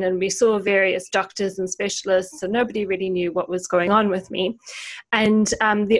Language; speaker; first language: English; native; English